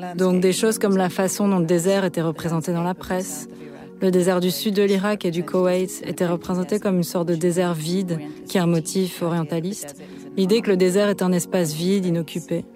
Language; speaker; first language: French; early bilingual, other home language; Arabic